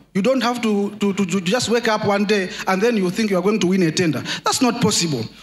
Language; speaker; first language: English; non-native, local second language; Nyanja